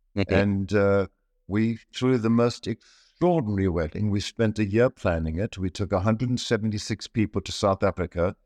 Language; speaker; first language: English; native; English